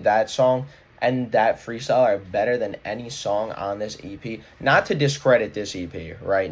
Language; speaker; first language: English; native; English